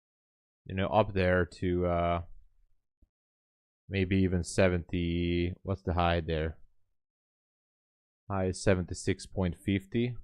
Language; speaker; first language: English; non-native, fluent; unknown